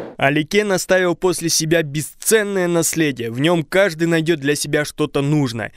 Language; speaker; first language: Russian; non-native, local second language; Kazakh